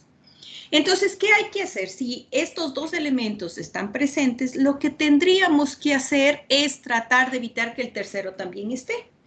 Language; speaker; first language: Spanish; native; Spanish